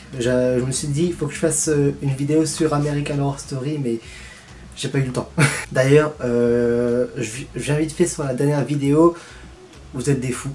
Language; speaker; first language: French; native; French